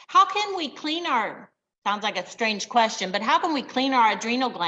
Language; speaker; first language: English; native; English